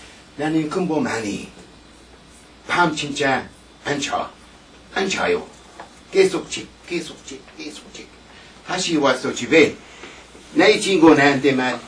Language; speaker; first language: Korean; non-native, learner; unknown